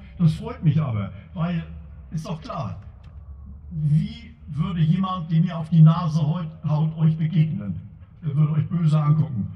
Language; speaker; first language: German; native; German